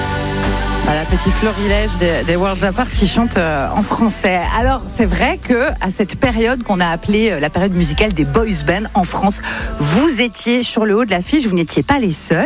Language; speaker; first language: French; native; French